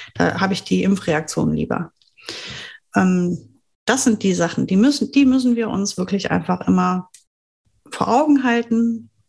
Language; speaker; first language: German; non-native, fluent; French